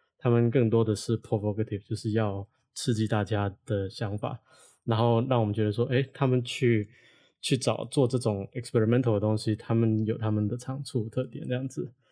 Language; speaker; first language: Chinese; non-native, local second language; Cantonese